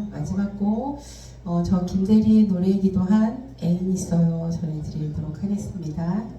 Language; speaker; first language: Korean; native; Korean